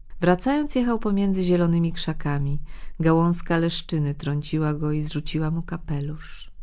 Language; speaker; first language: Polish; native; Polish